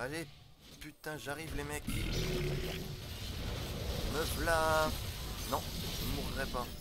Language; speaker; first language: French; native; French